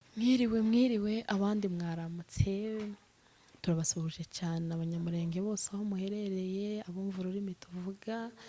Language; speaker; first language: Kinyarwanda; native; Kinyarwanda